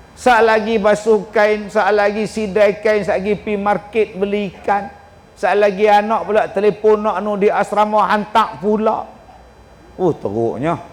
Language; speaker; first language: Malay; native; Malay